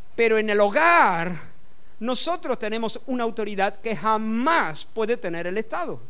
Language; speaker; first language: Spanish; native; Spanish